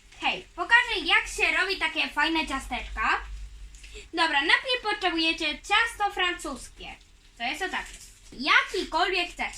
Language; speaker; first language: Polish; early bilingual, heritage; Polish